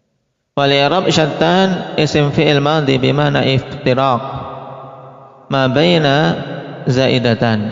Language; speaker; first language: Arabic; non-native, fluent; Indonesian